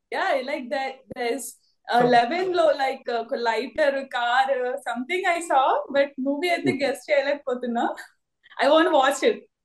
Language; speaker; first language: Telugu; native; Telugu